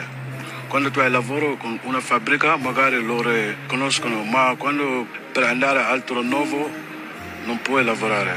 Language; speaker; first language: Italian; non-native, learner; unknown